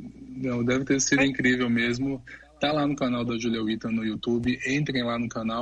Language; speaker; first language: Portuguese; native; Portuguese